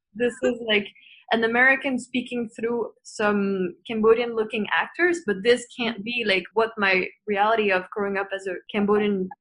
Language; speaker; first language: English; non-native, fluent; Vietnamese